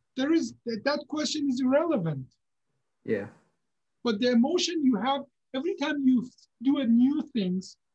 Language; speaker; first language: English; non-native, fluent; Persian